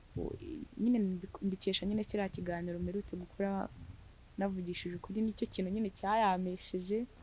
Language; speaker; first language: Kinyarwanda; native; Kinyarwanda